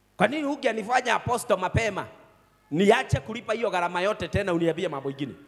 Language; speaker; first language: Swahili; non-native, local second language; Kikuyu